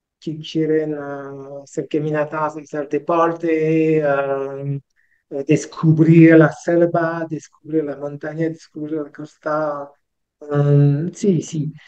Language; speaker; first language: Spanish; non-native, learner; French